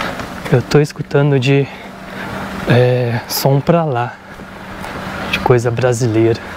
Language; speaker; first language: Portuguese; native; Portuguese